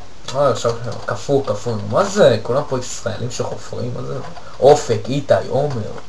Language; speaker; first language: Hebrew; native; Hebrew